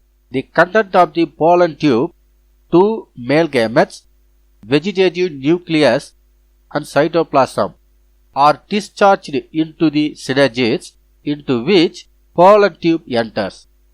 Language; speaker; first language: English; non-native, local second language; Tamil